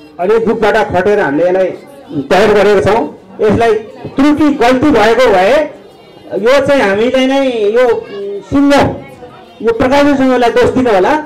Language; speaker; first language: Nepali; non-native, local second language; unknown